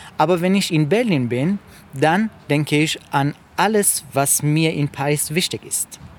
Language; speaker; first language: German; non-native, fluent; French